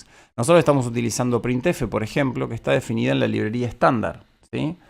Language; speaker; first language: Spanish; native; Spanish